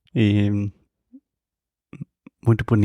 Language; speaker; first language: Portuguese; non-native, fluent; English